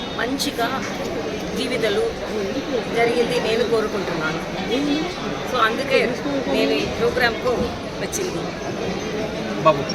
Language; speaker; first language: Telugu; non-native, learner; Tamil